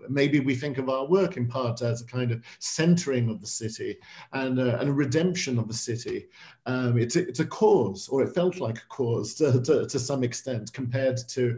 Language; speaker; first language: English; native; English